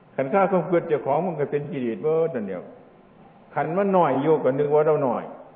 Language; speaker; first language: Thai; non-native, local second language; Northeastern Thai